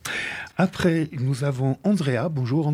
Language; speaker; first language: French; native; French